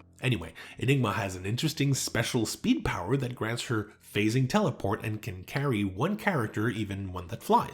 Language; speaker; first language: English; native; English